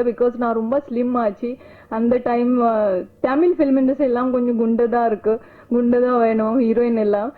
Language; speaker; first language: Tamil; non-native, learner; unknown